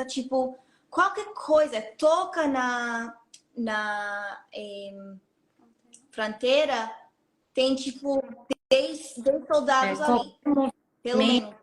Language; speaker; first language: Portuguese; non-native, fluent; Hebrew